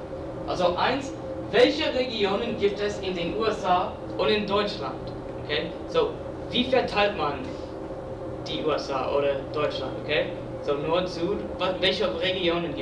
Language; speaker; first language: German; non-native, fluent; English